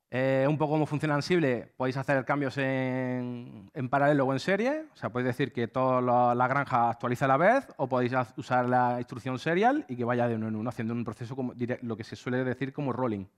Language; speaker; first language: Spanish; native; Spanish